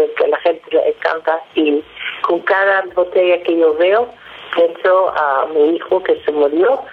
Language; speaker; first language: Spanish; non-native, fluent; Dutch